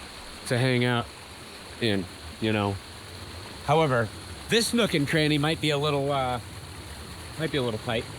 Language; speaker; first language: English; native; English